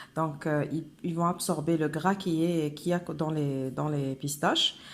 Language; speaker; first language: French; non-native, local second language; Arabic